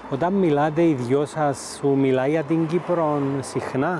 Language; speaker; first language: Greek; native; Greek